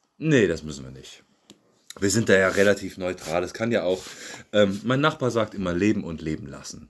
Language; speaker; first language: German; native; German